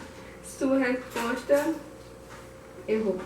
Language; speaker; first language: Portuguese; native; Portuguese